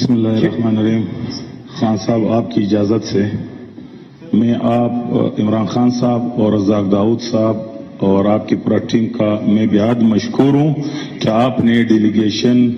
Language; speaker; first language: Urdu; non-native, local second language; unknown